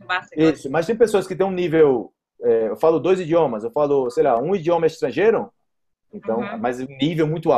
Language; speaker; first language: Portuguese; native; Portuguese